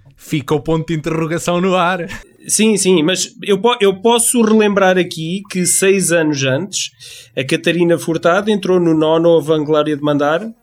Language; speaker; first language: Portuguese; native; Portuguese